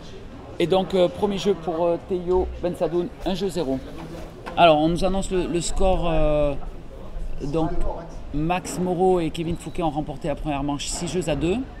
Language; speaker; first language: French; native; French